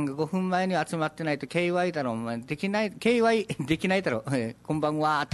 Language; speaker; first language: Japanese; native; Japanese